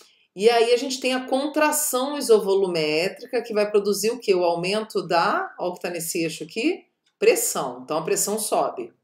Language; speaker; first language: Portuguese; native; Portuguese